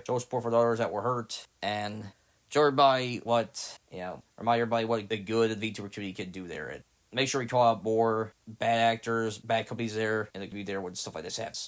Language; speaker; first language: English; native; English